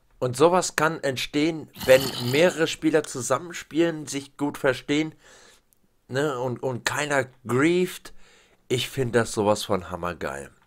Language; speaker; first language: German; native; German